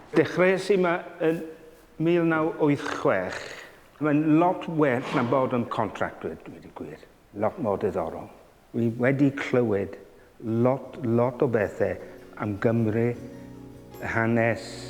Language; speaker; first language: Welsh; non-native, local second language; English